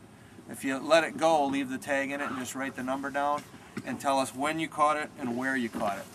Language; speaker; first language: English; native; English